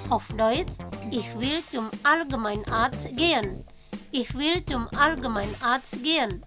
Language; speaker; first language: German; non-native, fluent; Indonesian